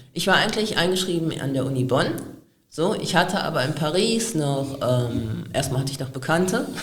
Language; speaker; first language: German; native; German